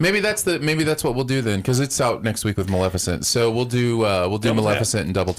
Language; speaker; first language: English; native; English